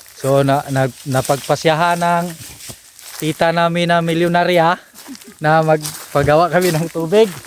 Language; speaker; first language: Filipino; non-native, local second language; Cebuano